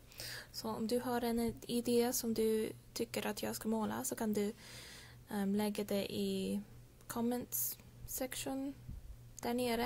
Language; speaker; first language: Swedish; early bilingual, heritage; English